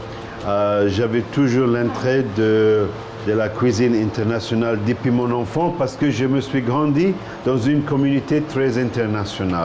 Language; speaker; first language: French; non-native, fluent; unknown